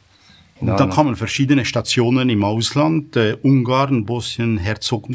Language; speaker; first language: German; native; German